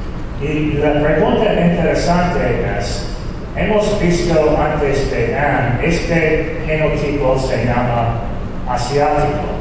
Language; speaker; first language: Spanish; non-native, fluent; English